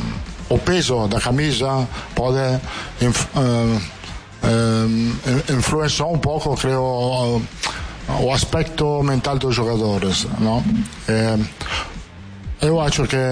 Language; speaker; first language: Portuguese; non-native, fluent; Italian